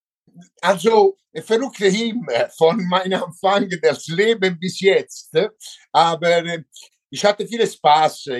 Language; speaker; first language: German; non-native, learner; Italian